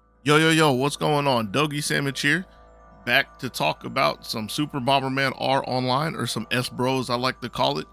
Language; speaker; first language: English; native; English